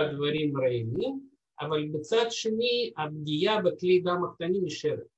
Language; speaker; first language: Hebrew; non-native, fluent; Russian